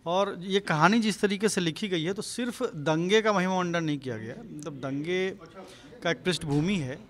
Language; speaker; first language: Hindi; native; Hindi